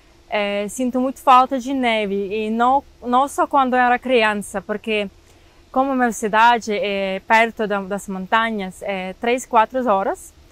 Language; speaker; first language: Portuguese; non-native, fluent; Ukrainian